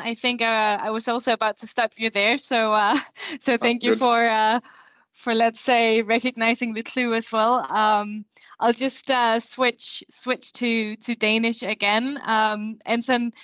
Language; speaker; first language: English; non-native, fluent; Danish